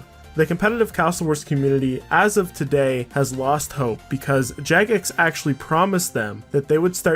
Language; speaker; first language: English; native; English